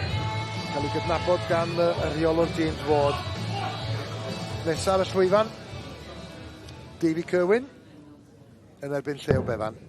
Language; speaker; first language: Welsh; native; Welsh